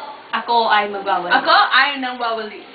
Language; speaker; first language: Filipino; non-native, learner; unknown